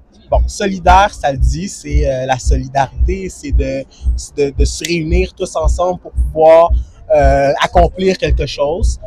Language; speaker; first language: French; native; French